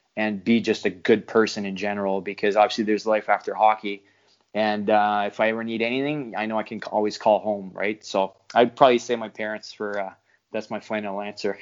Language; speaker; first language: English; non-native, fluent; French